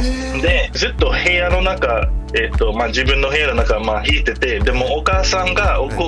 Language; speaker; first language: Japanese; non-native, fluent; English